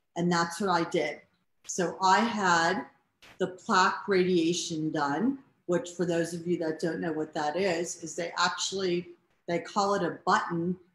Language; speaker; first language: English; native; English